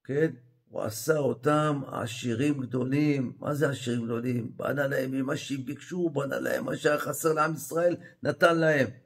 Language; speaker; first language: Hebrew; native; Hebrew